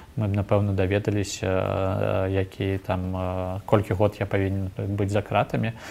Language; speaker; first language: Belarusian; non-native, local second language; Russian